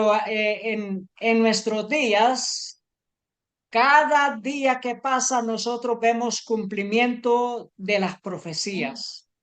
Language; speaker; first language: Spanish; native; Spanish